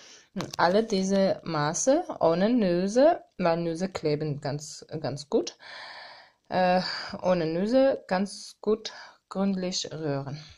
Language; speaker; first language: German; non-native, learner; Armenian